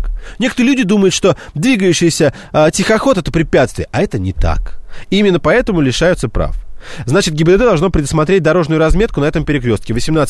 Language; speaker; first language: Russian; native; Russian